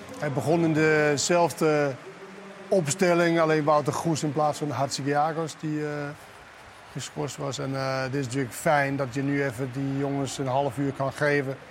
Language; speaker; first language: Dutch; non-native, fluent; Danish